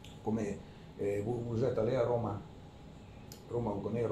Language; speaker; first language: French; non-native, learner; Italian